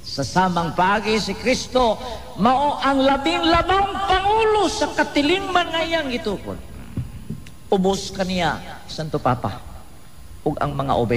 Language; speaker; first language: Cebuano; native; Cebuano